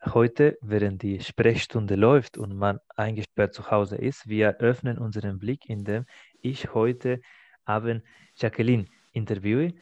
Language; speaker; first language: German; non-native, fluent; Spanish